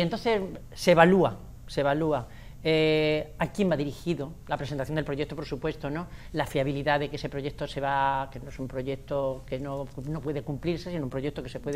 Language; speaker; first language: Spanish; native; Spanish